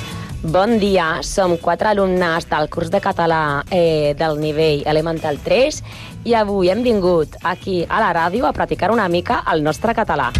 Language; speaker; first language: Catalan; non-native, learner; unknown